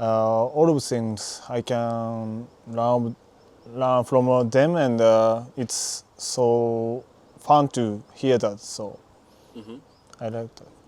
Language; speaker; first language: English; non-native, learner; Japanese